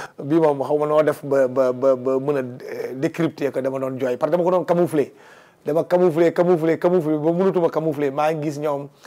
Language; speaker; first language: Wolof; non-native, local second language; Fula